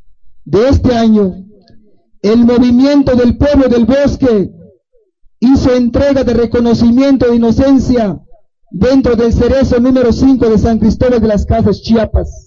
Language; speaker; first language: Spanish; non-native, local second language; Tzotzil